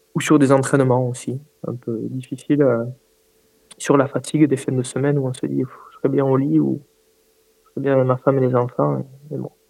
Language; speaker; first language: French; native; French